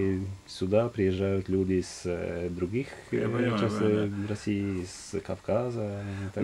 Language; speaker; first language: Russian; non-native, fluent; Norwegian